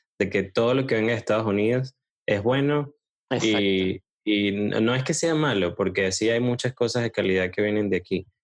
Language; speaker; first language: Spanish; native; Spanish